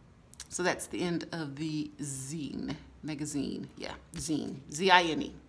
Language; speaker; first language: English; native; English